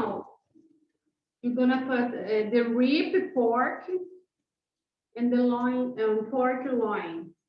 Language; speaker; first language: English; non-native, learner; Portuguese